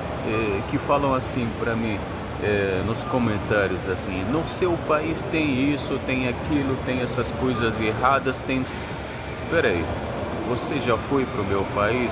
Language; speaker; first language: Portuguese; non-native, fluent; Arabic